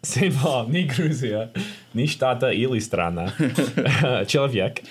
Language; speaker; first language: Russian; non-native, learner; English